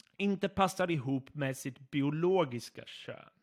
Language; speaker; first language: Swedish; non-native, fluent; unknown